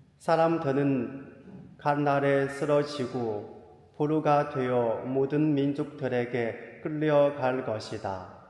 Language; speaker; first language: Korean; non-native, fluent; Chinese